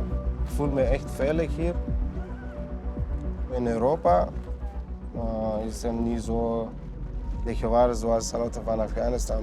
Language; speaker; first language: Dutch; non-native, learner; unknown